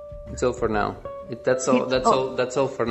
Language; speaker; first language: English; non-native, fluent; Spanish